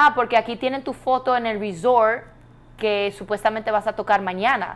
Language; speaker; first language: Spanish; early bilingual, heritage; Spanish